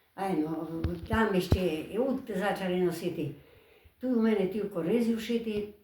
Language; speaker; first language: Ukrainian; native; Ukrainian